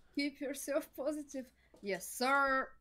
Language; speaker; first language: English; non-native, fluent; Bulgarian